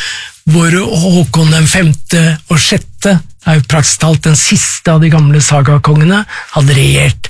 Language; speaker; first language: Norwegian; native; Norwegian